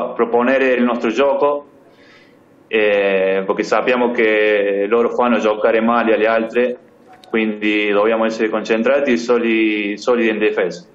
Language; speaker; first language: Italian; non-native, fluent; Spanish